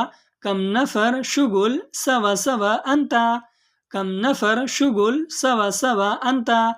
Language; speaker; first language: Arabic; non-native, learner; Hindi